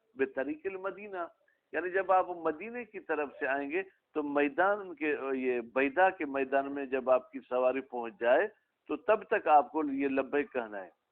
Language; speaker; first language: Urdu; non-native, local second language; Sindhi